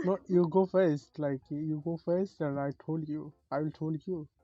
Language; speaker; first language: English; non-native, learner; Bangla